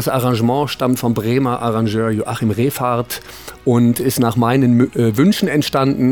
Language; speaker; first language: German; native; German